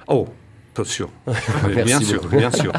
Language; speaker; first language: French; non-native, learner; English